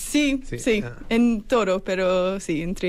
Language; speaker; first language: Spanish; non-native, fluent; English